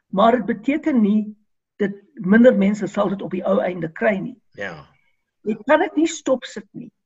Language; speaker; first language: Afrikaans; non-native, local second language; English